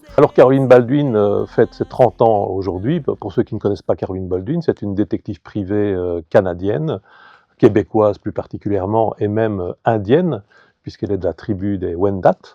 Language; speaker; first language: French; native; French